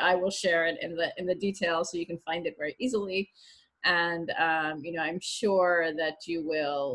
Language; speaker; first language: English; native; English